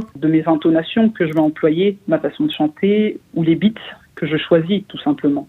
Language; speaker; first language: French; native; French